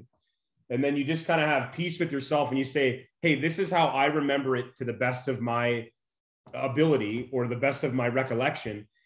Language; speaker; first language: English; native; English